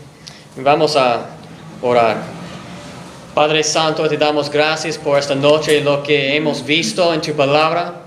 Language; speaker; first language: Spanish; non-native, fluent; English